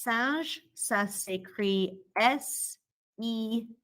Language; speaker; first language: French; non-native, fluent; English